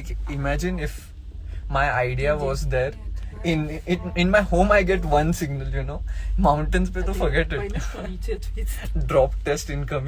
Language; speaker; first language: English; non-native, local second language; Hindi